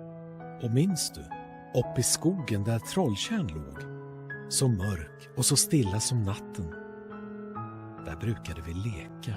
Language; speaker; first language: Swedish; native; Swedish